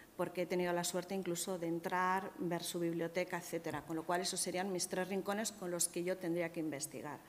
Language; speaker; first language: Spanish; native; Spanish